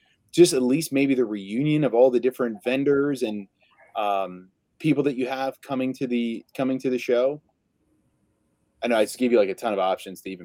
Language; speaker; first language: English; native; English